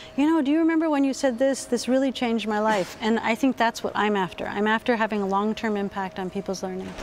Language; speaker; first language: English; native; English